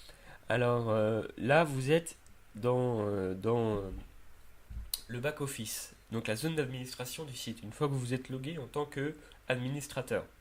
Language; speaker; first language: French; native; French